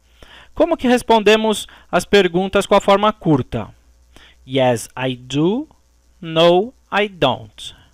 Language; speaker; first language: Portuguese; native; Portuguese